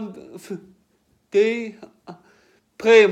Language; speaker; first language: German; non-native, learner; Turkish